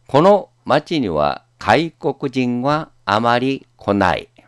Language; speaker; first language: Japanese; non-native, fluent; Korean